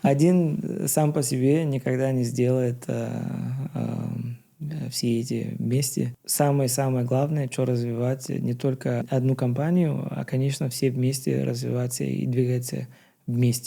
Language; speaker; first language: Russian; non-native, learner; Bulgarian